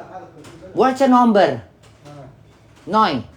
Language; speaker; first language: German; non-native, learner; Indonesian